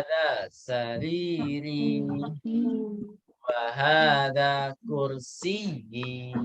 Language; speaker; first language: Arabic; non-native, fluent; Indonesian